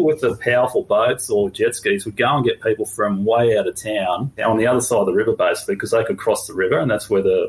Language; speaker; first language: English; native; English